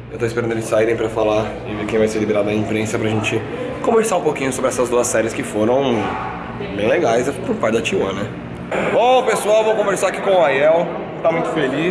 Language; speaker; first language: Portuguese; native; Portuguese